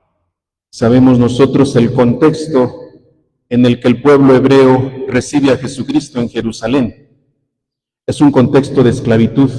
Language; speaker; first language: Spanish; native; Spanish